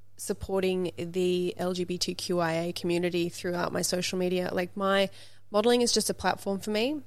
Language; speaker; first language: English; native; English